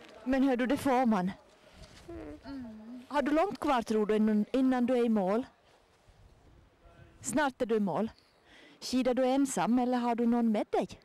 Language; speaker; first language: Swedish; native; Swedish